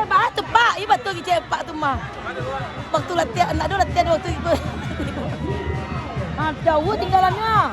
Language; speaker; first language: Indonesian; non-native, local second language; Minangkabau